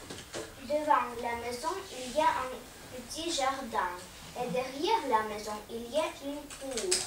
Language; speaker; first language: French; non-native, learner; Russian